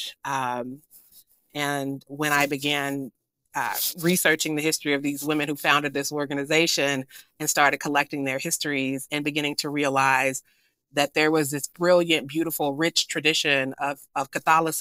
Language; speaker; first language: English; native; English